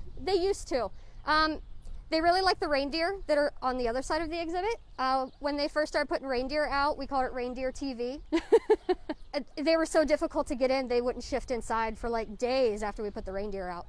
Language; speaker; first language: English; native; English